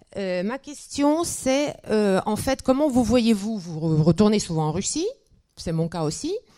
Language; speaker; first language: French; non-native, fluent; Russian